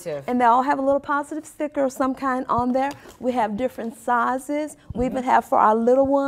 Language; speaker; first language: English; native; English